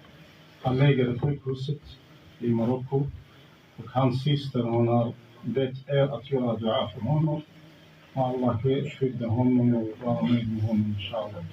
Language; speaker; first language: Swedish; non-native, fluent; Arabic